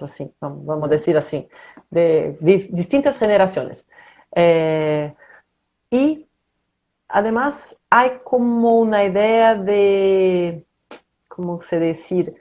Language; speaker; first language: Spanish; non-native, fluent; Portuguese